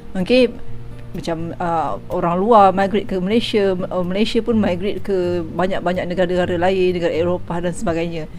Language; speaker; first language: Malay; early bilingual, other home language; Minangkabau